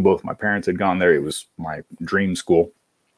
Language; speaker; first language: English; native; English